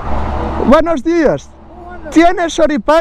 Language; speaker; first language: Spanish; non-native, learner; Portuguese